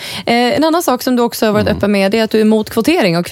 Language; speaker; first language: Swedish; native; Swedish